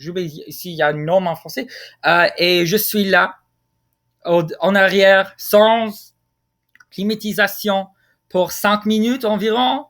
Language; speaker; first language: French; non-native, fluent; English